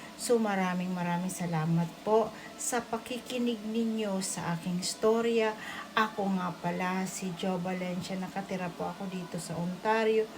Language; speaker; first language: Filipino; non-native, local second language; Bikol